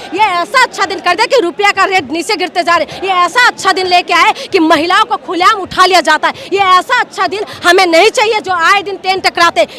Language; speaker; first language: Hindi; non-native, local second language; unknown